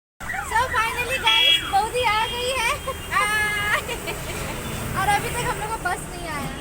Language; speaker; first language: Hindi; native; Hindi